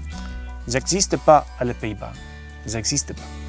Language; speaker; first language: French; non-native, learner; Dutch